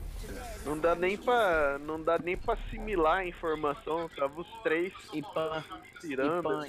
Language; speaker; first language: Portuguese; native; Portuguese